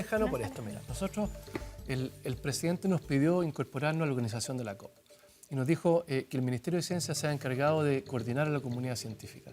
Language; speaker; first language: Spanish; native; Spanish